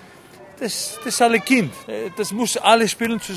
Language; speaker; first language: German; non-native, learner; Greek